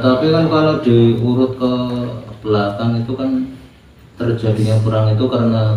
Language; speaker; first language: Indonesian; native; Indonesian